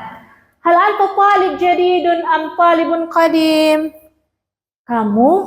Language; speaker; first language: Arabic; non-native, fluent; Indonesian